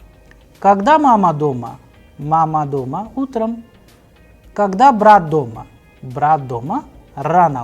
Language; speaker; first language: Russian; non-native, fluent; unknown